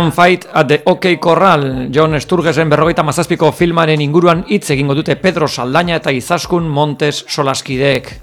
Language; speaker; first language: Basque; native; Basque